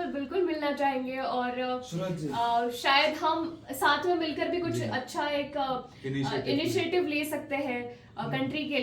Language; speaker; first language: Hindi; native; Hindi